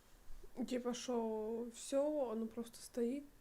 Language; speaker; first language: Russian; native; Russian